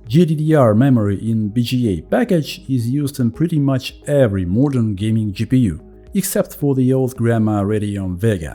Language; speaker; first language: English; non-native, fluent; Russian